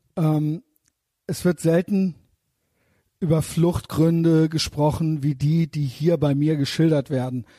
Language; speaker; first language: German; native; German